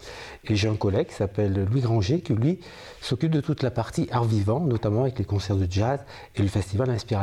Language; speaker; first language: French; native; French